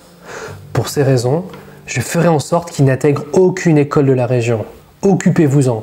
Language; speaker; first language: French; native; French